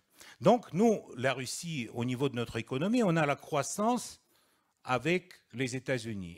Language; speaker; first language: French; non-native, fluent; Russian